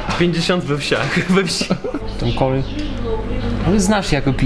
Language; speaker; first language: Polish; non-native, learner; Russian